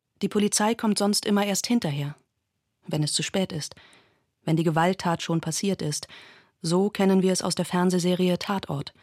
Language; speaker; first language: German; native; German